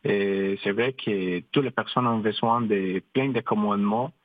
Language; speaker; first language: French; non-native, fluent; Spanish